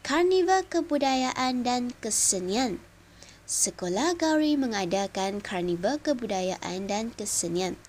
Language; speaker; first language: Indonesian; non-native, local second language; Chinese